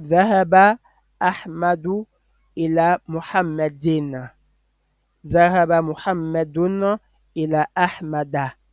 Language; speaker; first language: Arabic; non-native, fluent; French